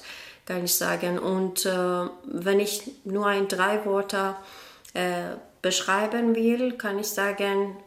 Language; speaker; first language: German; non-native, learner; Persian